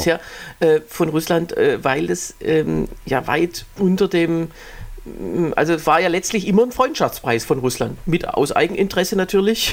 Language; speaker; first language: German; native; German